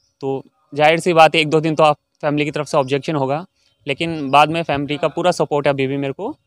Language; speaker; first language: Hindi; native; Hindi